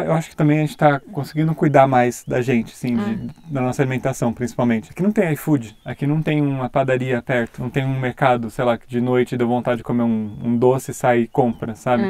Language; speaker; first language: Portuguese; native; Portuguese